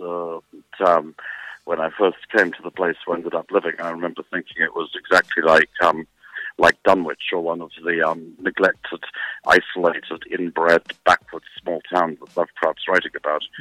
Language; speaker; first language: English; native; English